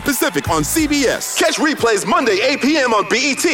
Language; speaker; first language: English; native; English